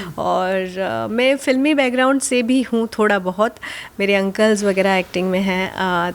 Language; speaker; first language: Hindi; non-native, local second language; Gujarati